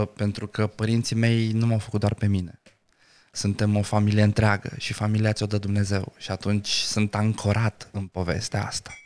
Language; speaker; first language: Romanian; non-native, local second language; Romany